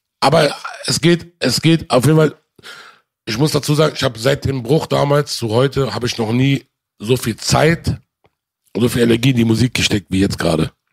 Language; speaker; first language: German; early bilingual, other home language; Arabic